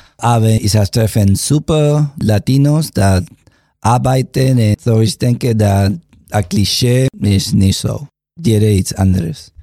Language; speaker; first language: German; non-native, learner; Spanish